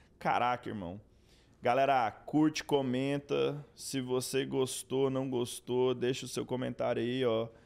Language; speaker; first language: Portuguese; native; Portuguese